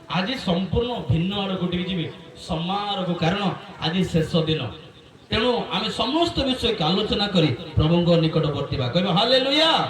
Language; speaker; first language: Odia; non-native, local second language; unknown